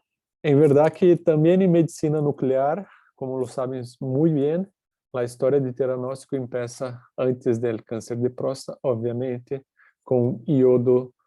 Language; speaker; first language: Spanish; non-native, fluent; Portuguese